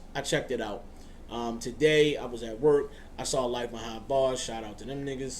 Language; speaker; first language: English; native; English